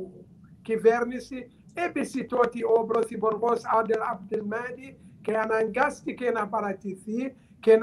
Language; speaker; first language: Greek; non-native, learner; Arabic